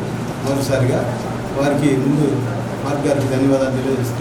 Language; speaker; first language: Telugu; native; Telugu